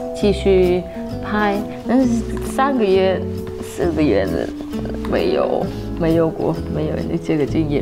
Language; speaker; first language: Chinese; non-native, fluent; Vietnamese